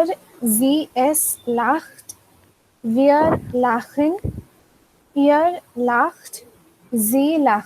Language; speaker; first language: German; non-native, learner; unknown